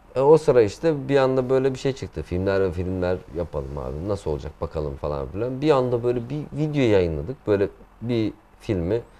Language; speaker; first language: Turkish; native; Turkish